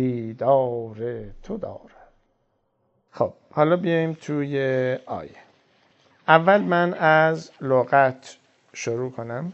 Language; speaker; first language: Persian; native; Persian